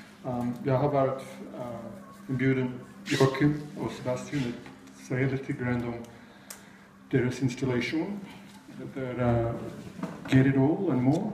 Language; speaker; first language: Swedish; non-native, fluent; English